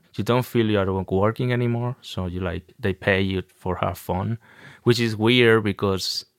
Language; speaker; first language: English; non-native, fluent; Spanish